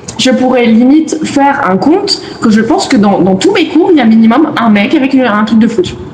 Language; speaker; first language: French; native; French